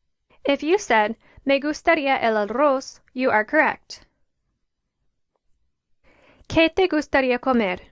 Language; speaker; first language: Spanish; non-native, fluent; English